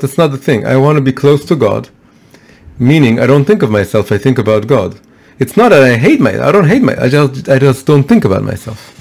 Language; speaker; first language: English; non-native, fluent; Hebrew